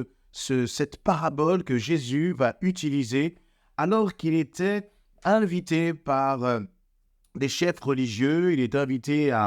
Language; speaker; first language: French; native; French